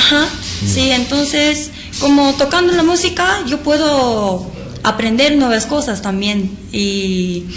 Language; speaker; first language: Spanish; non-native, learner; Japanese